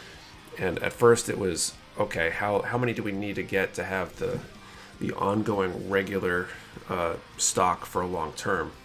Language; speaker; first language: English; native; English